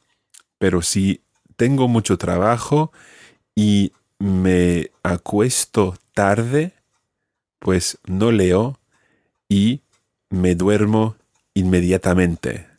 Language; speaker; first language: Spanish; non-native, fluent; English